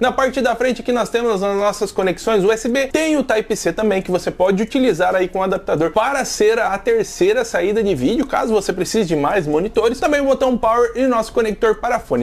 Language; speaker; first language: Portuguese; native; Portuguese